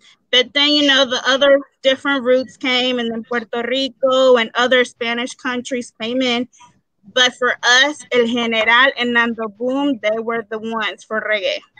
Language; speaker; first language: English; early bilingual, other home language; Spanish